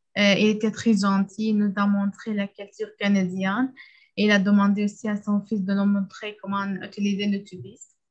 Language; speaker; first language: French; non-native, learner; Arabic